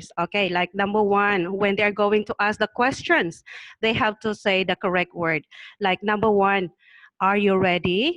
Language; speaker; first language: English; non-native, learner; Thai